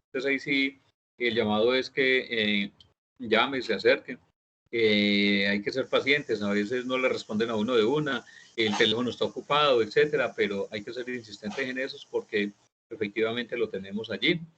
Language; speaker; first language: Spanish; native; Spanish